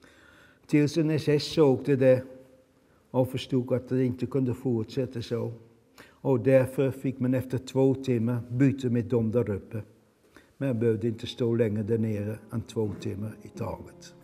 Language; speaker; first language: Swedish; non-native, fluent; Dutch